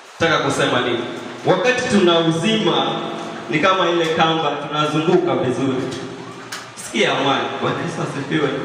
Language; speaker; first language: Swahili; non-native, local second language; Kamba